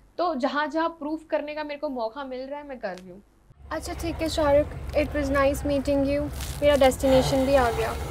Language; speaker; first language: Hindi; non-native, local second language; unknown